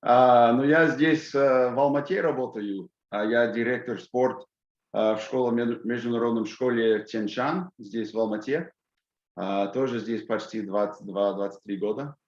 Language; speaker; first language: Russian; non-native, fluent; English